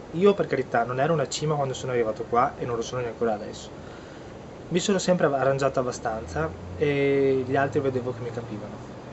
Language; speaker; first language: Italian; native; Italian